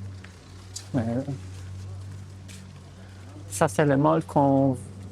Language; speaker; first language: French; non-native, fluent; Portuguese